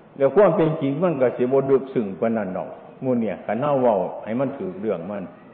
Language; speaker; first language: Thai; non-native, local second language; Northeastern Thai